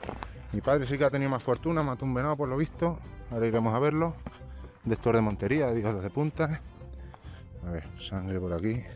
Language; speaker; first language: Spanish; native; Spanish